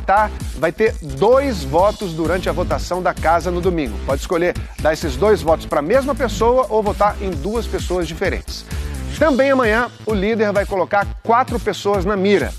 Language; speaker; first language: Portuguese; native; Portuguese